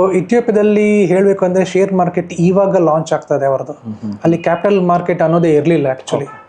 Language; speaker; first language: Kannada; native; Kannada